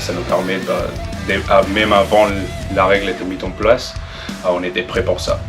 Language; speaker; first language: French; non-native, fluent; Spanish